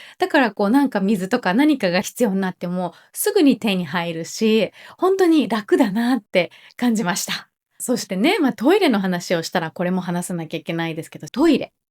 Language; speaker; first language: Japanese; native; Japanese